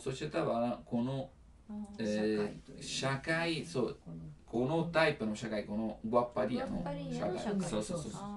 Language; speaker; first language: Japanese; non-native, learner; Italian